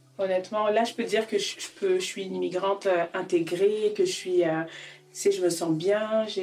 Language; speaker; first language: French; native; French